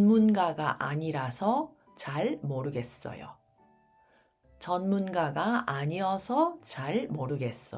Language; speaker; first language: Korean; early bilingual, heritage; Japanese